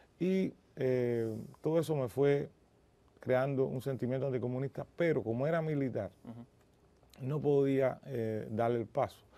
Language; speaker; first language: Spanish; native; Spanish